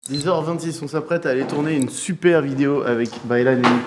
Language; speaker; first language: French; native; French